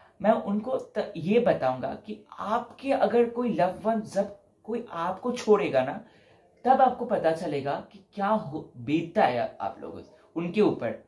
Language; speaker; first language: Hindi; non-native, local second language; Bangla